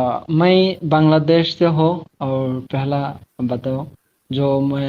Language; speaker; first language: Hindi; non-native, learner; Bangla